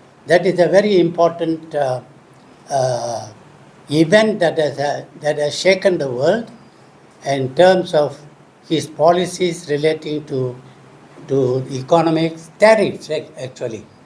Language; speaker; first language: English; non-native, local second language; Tamil